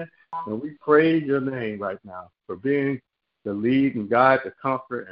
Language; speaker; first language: English; native; English